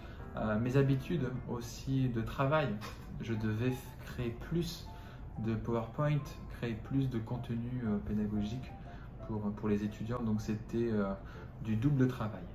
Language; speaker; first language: French; non-native, fluent; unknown